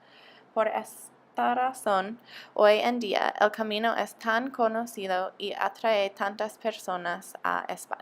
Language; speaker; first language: Spanish; non-native, learner; English